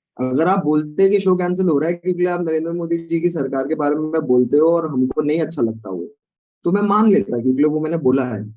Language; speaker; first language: Hindi; non-native, local second language; Sindhi